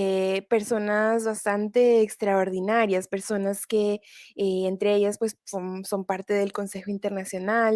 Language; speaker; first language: Spanish; native; Spanish